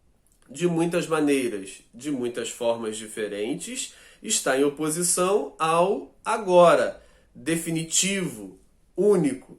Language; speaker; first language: Portuguese; native; Portuguese